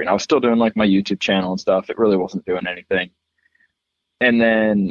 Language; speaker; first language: English; native; English